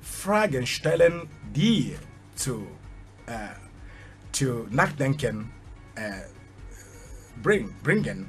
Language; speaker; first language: German; non-native, fluent; Igbo